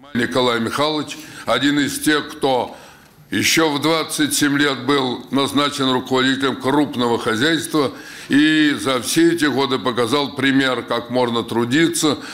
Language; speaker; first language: Russian; native; Russian